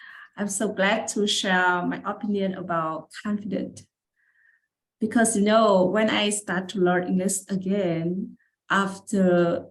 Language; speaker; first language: English; non-native, learner; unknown